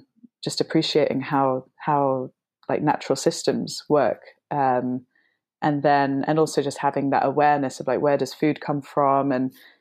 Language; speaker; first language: English; native; English